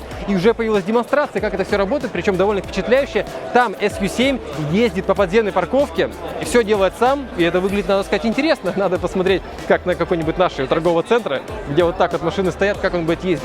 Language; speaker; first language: Russian; native; Russian